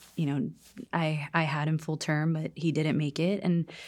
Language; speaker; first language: English; non-native, fluent; Korean